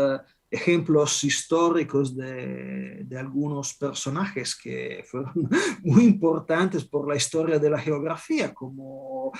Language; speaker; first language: Spanish; non-native, fluent; Italian